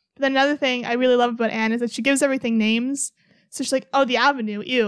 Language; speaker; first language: English; native; English